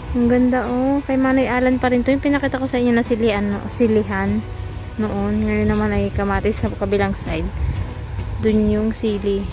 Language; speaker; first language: Filipino; non-native, local second language; Bikol